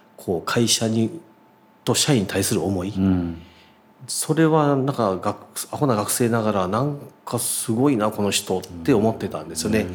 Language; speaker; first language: Japanese; native; Japanese